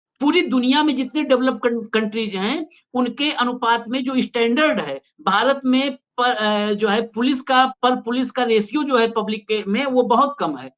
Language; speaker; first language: Hindi; native; Hindi